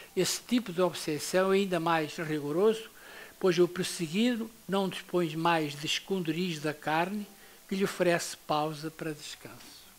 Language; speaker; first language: Portuguese; native; Portuguese